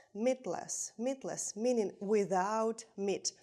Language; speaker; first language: English; non-native, fluent; Ukrainian